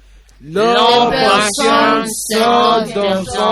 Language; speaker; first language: French; non-native, learner; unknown